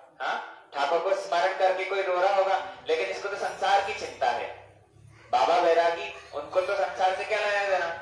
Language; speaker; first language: Hindi; non-native, fluent; English